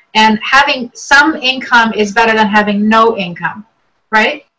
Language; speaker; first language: English; early bilingual, other home language; Arabic